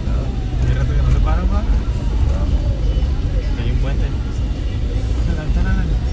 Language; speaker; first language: Spanish; native; Spanish